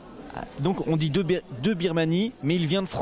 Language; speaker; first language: French; native; French